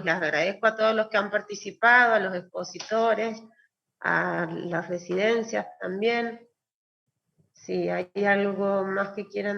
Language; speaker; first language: Spanish; native; Spanish